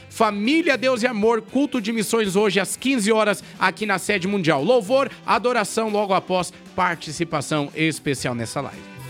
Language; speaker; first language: Portuguese; native; Portuguese